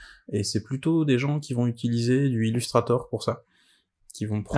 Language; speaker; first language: French; native; French